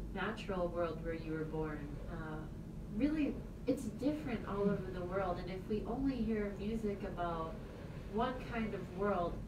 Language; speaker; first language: English; native; English